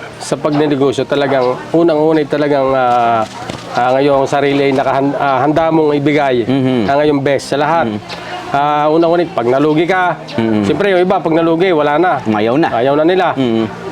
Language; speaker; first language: Filipino; native; Filipino